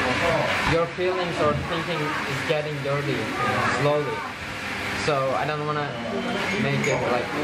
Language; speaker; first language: English; non-native, learner; Thai